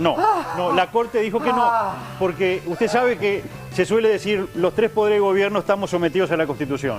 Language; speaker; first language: Spanish; native; Spanish